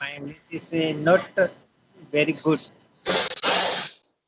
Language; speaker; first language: English; non-native, learner; Hindi